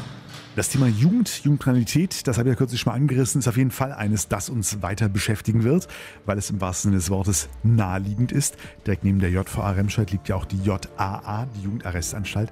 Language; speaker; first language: German; native; German